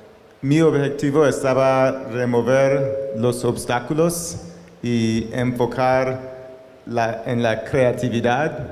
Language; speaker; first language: Spanish; non-native, learner; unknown